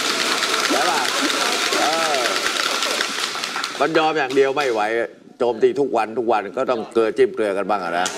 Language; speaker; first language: Thai; native; Thai